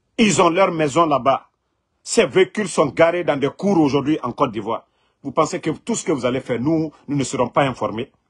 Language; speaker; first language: French; non-native, local second language; Mandingo